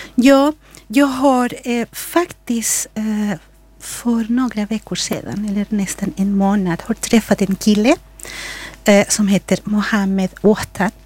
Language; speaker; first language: Swedish; non-native, fluent; Spanish